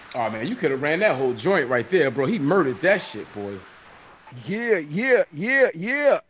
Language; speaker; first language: English; native; English